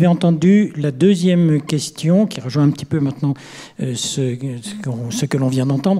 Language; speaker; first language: French; native; French